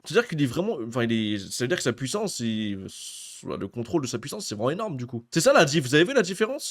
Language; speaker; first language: French; native; French